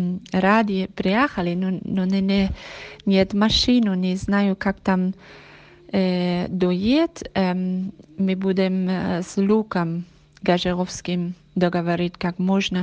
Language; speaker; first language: Russian; non-native, learner; Hebrew